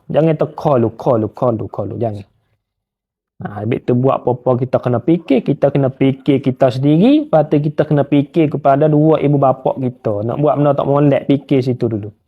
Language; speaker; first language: Malay; native; Malay